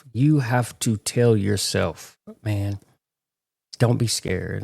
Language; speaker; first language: English; native; English